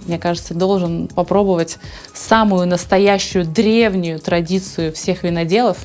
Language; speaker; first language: Russian; native; Russian